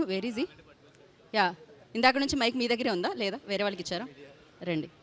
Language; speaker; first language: Telugu; native; Telugu